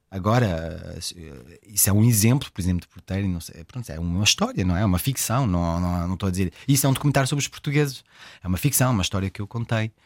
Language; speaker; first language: Portuguese; early bilingual, heritage; French